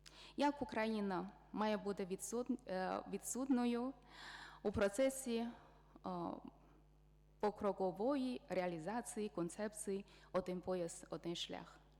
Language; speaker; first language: Ukrainian; non-native, fluent; Chinese